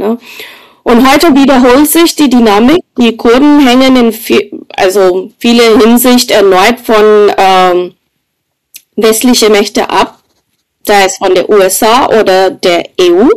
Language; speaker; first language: German; non-native, fluent; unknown